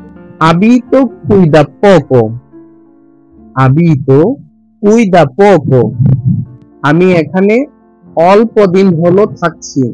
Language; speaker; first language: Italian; non-native, learner; Bangla